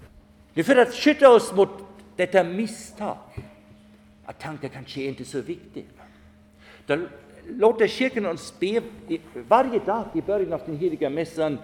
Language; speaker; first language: Swedish; non-native, fluent; German